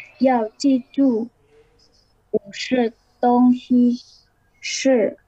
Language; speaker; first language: Chinese; non-native, learner; Indonesian